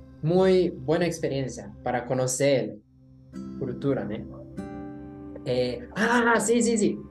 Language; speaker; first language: Spanish; non-native, learner; Japanese